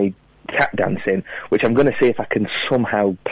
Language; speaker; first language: English; native; English